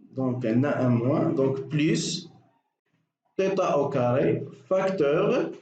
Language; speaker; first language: French; non-native, local second language; Arabic